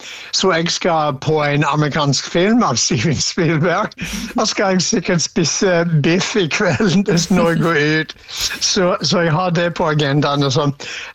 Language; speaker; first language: Norwegian; non-native, fluent; English